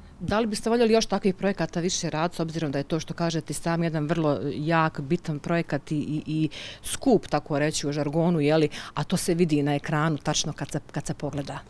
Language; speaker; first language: Bosnian; native; Bosnian